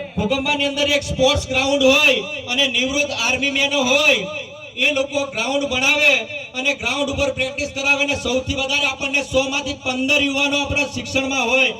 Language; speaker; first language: Gujarati; non-native, local second language; Rathawi